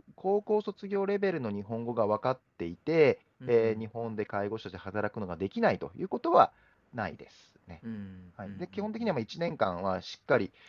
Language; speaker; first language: Japanese; native; Japanese